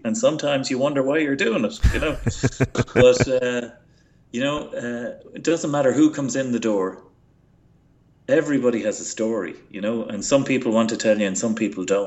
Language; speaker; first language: English; native; English